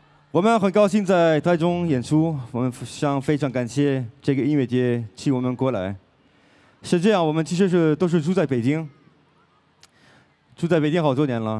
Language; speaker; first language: Chinese; non-native, fluent; French